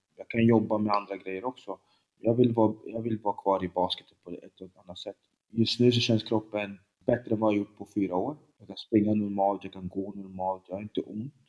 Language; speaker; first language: Swedish; early bilingual, other home language; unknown